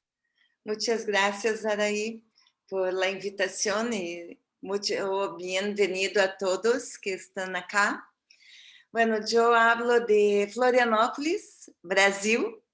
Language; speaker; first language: Spanish; non-native, fluent; Portuguese